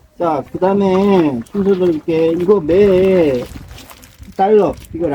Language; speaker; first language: Korean; native; Korean